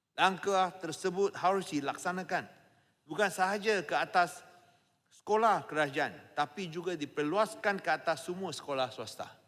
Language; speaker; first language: Malay; non-native, local second language; Chinese